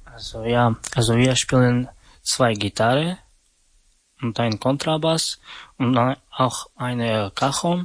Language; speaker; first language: German; non-native, learner; Slovak